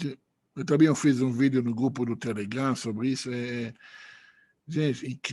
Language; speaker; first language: Portuguese; non-native, fluent; Hebrew